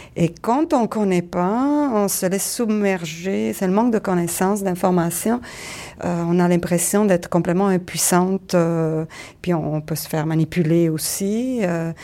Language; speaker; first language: French; native; French